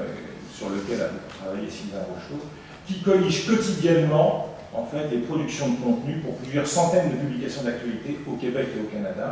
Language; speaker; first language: French; native; French